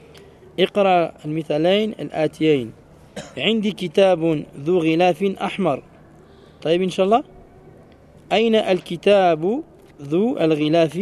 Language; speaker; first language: Arabic; non-native, fluent; French